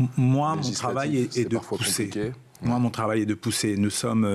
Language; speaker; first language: French; non-native, local second language; Réunion Creole French